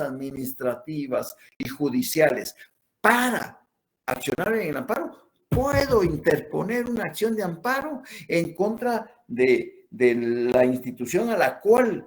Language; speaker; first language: Spanish; native; Spanish